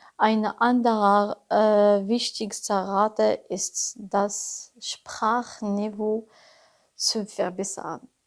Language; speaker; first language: German; non-native, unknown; Arabic